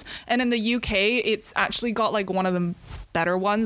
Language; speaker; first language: English; non-native, local second language; Cantonese